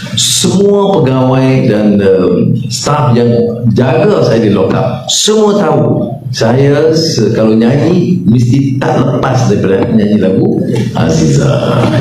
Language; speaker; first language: Malay; native; Malay